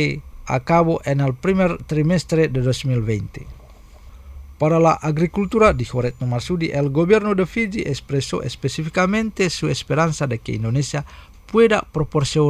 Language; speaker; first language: Spanish; non-native, fluent; Indonesian